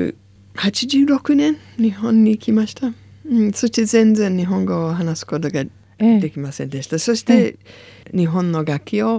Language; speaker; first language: Japanese; non-native, learner; English